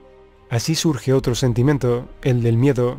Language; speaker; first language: Spanish; native; Spanish